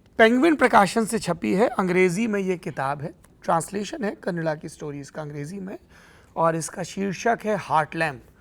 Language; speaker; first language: Hindi; native; Hindi